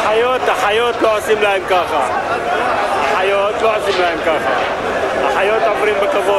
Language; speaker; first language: Hebrew; non-native, learner; Arabic